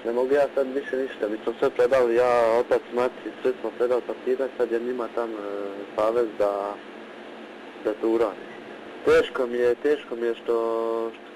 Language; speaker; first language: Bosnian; early bilingual, heritage; Bosnian